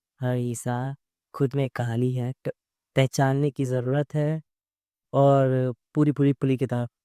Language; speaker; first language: Hindi; native; Hindi